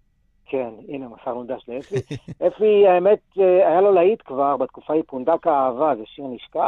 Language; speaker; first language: Hebrew; native; Hebrew